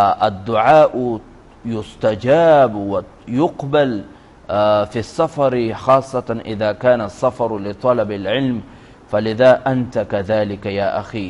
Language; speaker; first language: Arabic; non-native, fluent; Urdu